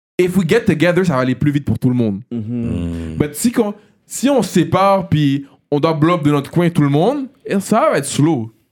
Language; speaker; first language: French; native; French